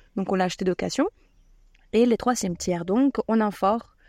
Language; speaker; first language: French; non-native, fluent; Spanish